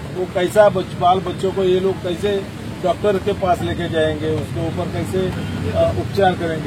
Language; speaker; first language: Hindi; non-native, local second language; Marathi